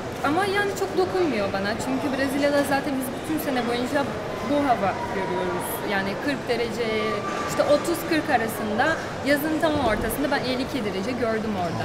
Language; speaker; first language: Turkish; non-native, fluent; Portuguese